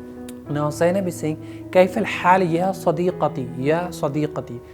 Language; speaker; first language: Arabic; non-native, fluent; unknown